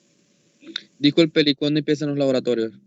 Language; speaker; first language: Spanish; native; Spanish